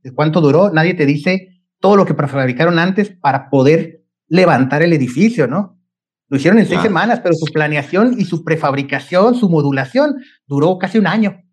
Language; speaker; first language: Spanish; native; Spanish